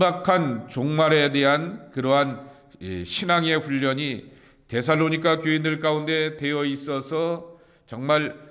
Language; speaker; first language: Korean; native; Korean